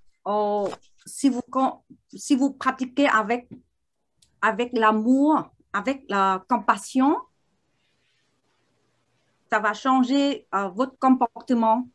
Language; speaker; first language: French; non-native, learner; Vietnamese